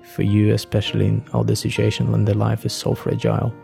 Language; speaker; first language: English; non-native, fluent; Russian